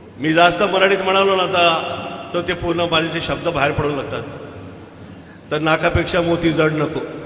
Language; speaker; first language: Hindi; native; Hindi